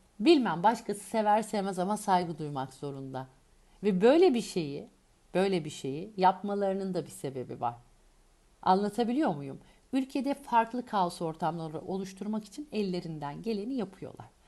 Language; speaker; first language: Turkish; native; Turkish